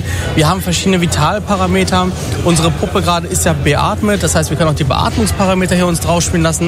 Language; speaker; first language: German; native; German